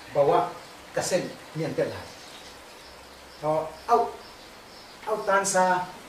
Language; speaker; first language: Burmese; non-native, local second language; Tedim Chin